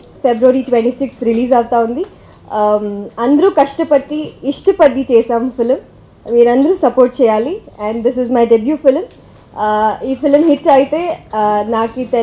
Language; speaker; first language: Telugu; non-native, fluent; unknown